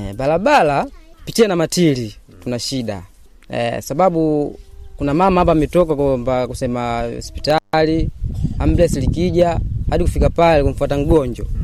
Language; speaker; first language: Swahili; non-native, local second language; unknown